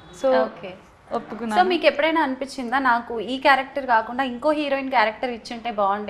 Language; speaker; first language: Telugu; native; Telugu